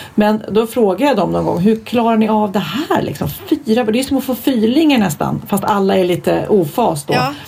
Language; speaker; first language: Swedish; native; Swedish